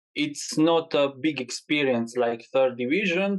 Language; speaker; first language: English; non-native, learner; Croatian